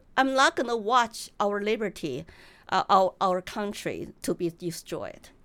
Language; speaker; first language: English; non-native, fluent; Chinese